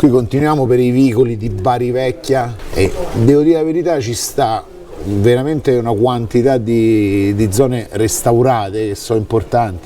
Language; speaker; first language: Italian; native; Italian